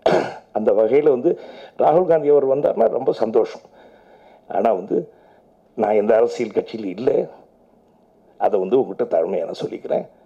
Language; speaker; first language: Tamil; native; Tamil